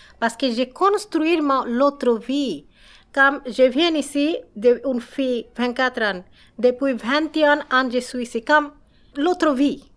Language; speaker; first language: French; non-native, learner; Bangla